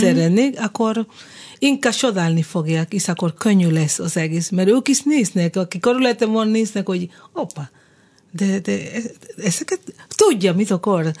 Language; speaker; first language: Hungarian; non-native, fluent; Spanish